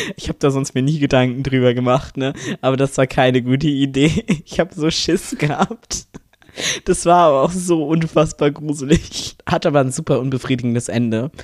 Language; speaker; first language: German; native; German